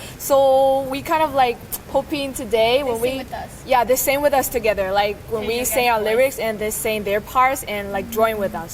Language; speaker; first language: English; non-native, fluent; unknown